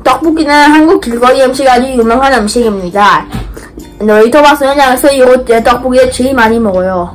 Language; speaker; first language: Korean; early bilingual, other home language; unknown